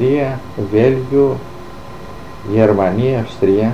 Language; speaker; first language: Greek; native; Greek